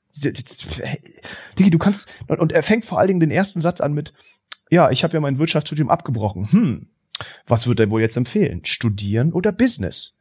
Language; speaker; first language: German; native; German